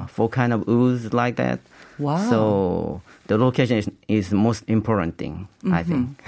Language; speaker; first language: English; non-native, learner; Korean